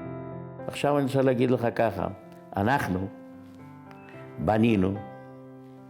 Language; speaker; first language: Hebrew; non-native, fluent; Yiddish